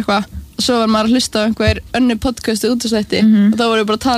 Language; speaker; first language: Icelandic; native; Icelandic